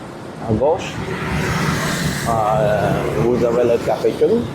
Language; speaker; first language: French; non-native, fluent; Vietnamese